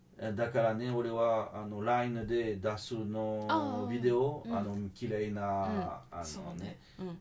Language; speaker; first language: Japanese; non-native, fluent; French